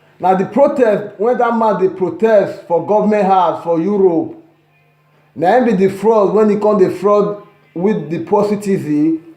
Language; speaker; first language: Nigerian Pidgin; non-native, local second language; Esan